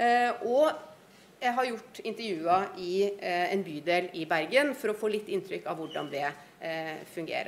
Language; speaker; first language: Norwegian; native; Norwegian